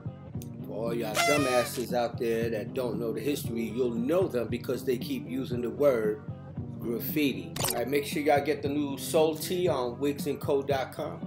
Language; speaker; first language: English; native; English